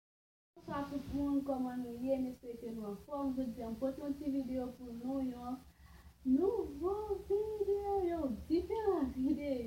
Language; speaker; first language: French; non-native, learner; Haitian Creole